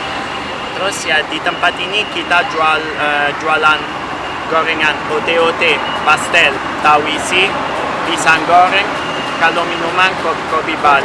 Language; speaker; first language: Indonesian; non-native, learner; Italian